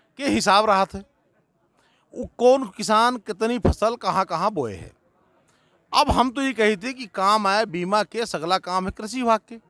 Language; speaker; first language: Hindi; native; Hindi